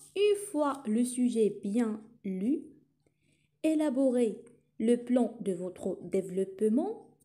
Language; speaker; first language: French; non-native, local second language; Arabic